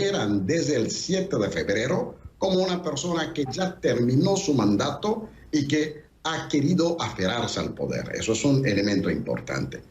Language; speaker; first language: Spanish; non-native, fluent; Haitian Creole